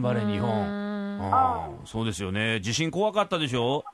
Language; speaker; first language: Japanese; native; Japanese